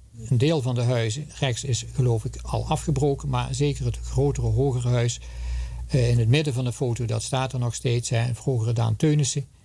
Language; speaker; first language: Dutch; native; Dutch